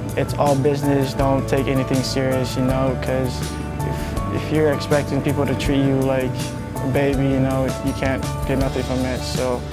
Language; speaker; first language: English; non-native, fluent; Samoan